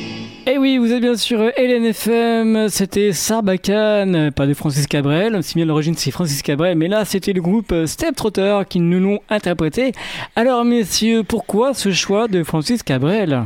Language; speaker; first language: French; native; French